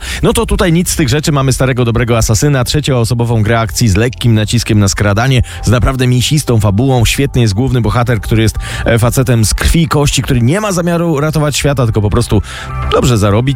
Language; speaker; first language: Polish; native; Polish